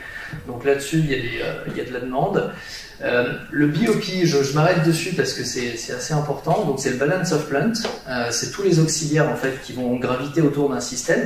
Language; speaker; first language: French; native; French